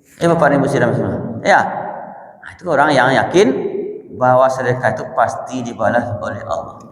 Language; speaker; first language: Malay; non-native, local second language; Minangkabau